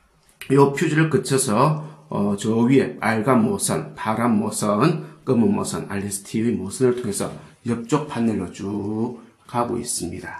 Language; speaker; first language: Korean; native; Korean